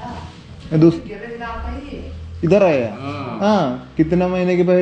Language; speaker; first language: Hindi; non-native, learner; Malayalam